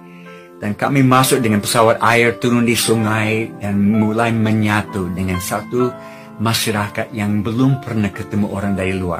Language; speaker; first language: Indonesian; non-native, fluent; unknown